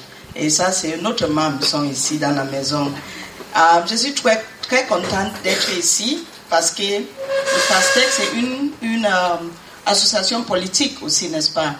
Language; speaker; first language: French; non-native, learner; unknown